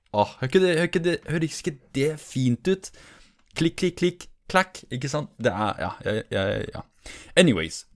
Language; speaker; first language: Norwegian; native; Norwegian